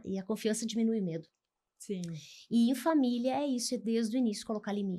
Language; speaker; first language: Portuguese; native; Portuguese